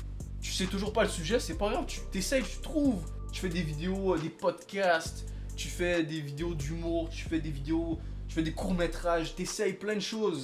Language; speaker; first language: French; native; French